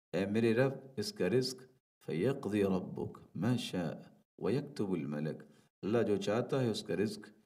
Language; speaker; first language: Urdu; native; Urdu